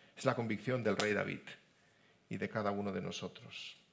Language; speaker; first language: Spanish; native; Spanish